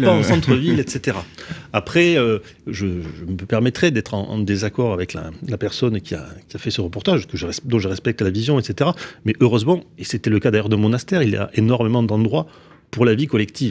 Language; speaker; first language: French; native; French